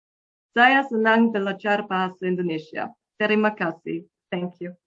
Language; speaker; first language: Indonesian; non-native, learner; German